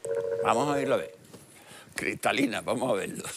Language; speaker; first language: Spanish; native; Spanish